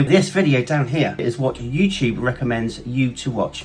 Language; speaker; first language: English; native; English